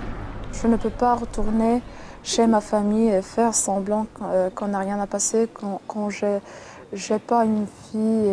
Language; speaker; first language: French; non-native, local second language; Arabic